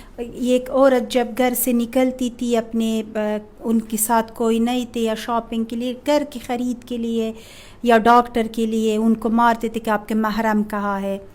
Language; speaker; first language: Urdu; non-native, fluent; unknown